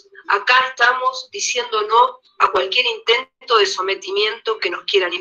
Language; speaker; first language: Spanish; native; Spanish